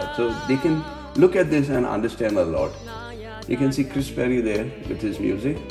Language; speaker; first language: English; non-native, local second language; Konkani